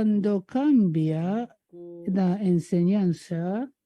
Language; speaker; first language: Spanish; non-native, learner; Japanese